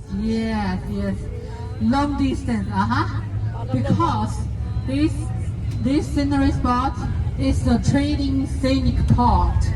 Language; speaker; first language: English; non-native, learner; Chinese